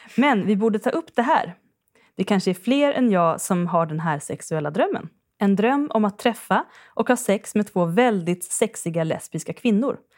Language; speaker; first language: Swedish; native; Swedish